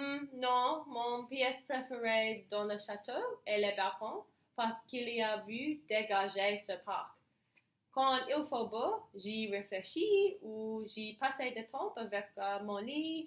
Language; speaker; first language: French; non-native, learner; English